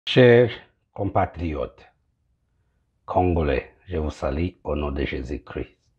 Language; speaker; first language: French; non-native, local second language; Kinyarwanda